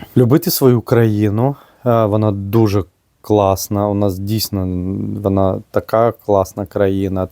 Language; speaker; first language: Ukrainian; non-native, local second language; Russian